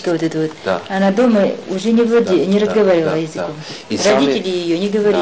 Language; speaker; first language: Russian; non-native, local second language; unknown